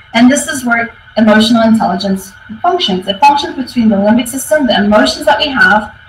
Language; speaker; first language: English; native; English